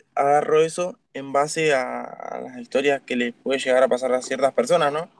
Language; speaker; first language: Spanish; native; Spanish